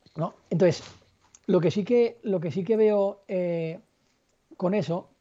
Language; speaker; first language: Spanish; native; Spanish